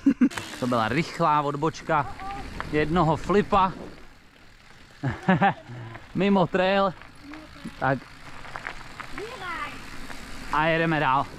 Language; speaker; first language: Czech; native; Czech